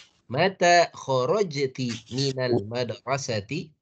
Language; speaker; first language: Arabic; non-native, fluent; Indonesian